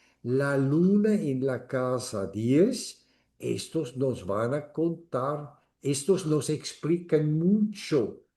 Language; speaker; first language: Spanish; non-native, fluent; German